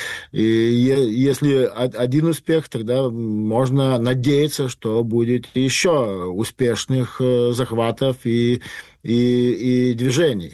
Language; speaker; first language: Russian; non-native, fluent; Lithuanian